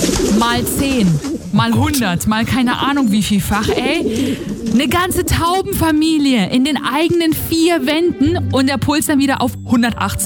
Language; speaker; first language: German; native; German